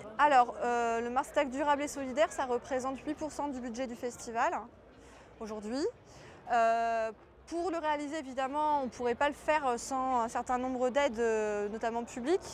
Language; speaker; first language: French; native; French